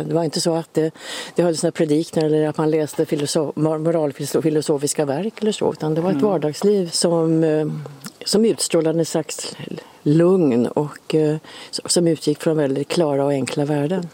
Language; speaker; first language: Swedish; native; Swedish